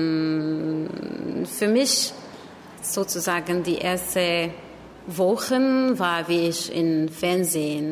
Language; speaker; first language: German; non-native, learner; Arabic